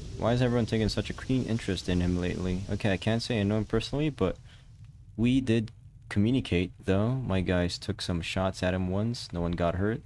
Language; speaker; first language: English; non-native, local second language; Filipino